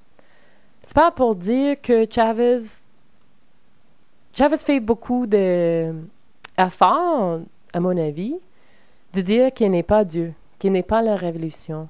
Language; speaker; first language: French; non-native, learner; English